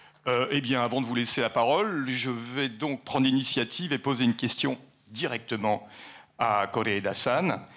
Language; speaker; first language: French; native; French